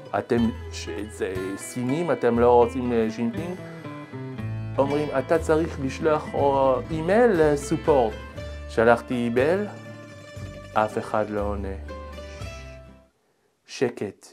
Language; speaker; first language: Hebrew; non-native, learner; Swedish